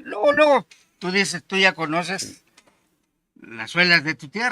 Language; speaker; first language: Spanish; native; Spanish